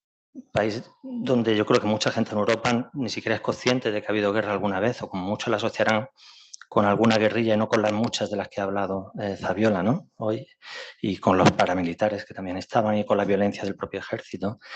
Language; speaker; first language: Spanish; native; Spanish